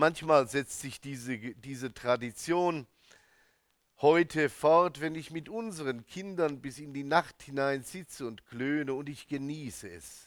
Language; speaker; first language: German; native; German